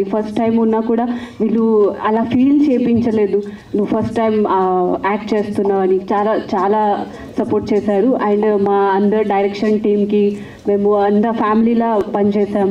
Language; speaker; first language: Telugu; non-native, learner; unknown